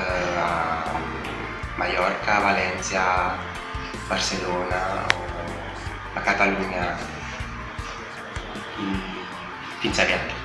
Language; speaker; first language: Catalan; non-native, learner; Italian